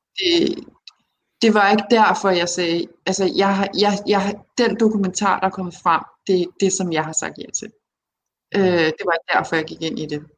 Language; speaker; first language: Danish; early bilingual, other home language; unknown